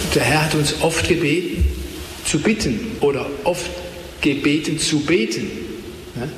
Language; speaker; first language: German; native; German